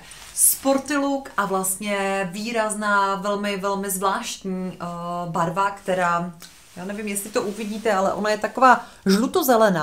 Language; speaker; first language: Czech; native; Czech